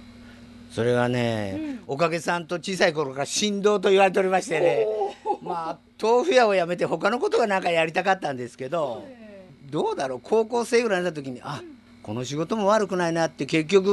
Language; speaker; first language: Japanese; native; Japanese